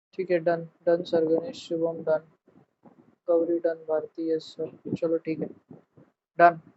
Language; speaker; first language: Hindi; non-native, local second language; Marathi